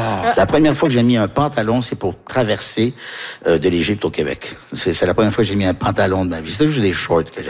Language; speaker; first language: French; early bilingual, heritage; French